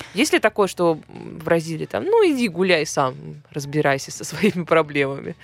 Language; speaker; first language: Russian; native; Russian